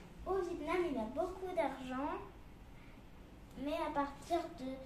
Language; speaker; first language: French; early bilingual, other home language; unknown